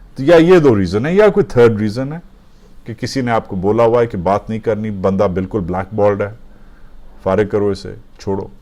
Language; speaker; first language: Urdu; native; Urdu